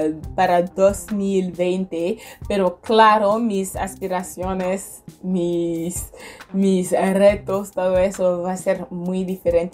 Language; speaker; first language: Spanish; non-native, fluent; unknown